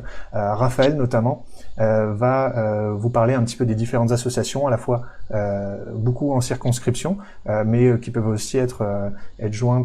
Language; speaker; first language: French; native; French